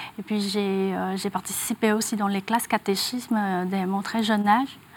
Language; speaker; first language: French; non-native, fluent; Vietnamese